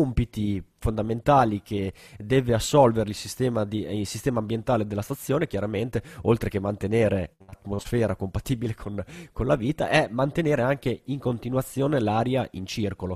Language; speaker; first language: Italian; native; Italian